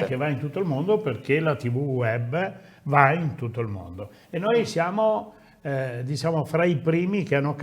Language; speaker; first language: Italian; native; Italian